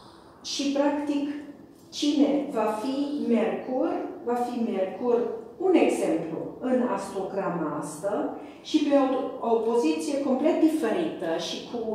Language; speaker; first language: Romanian; non-native, fluent; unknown